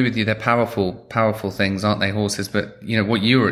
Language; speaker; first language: English; native; English